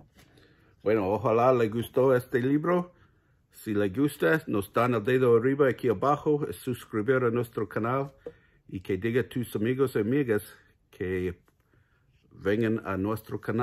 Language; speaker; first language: Spanish; non-native, learner; English